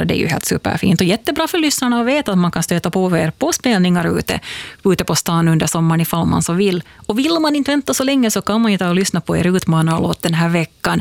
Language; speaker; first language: Swedish; native; Swedish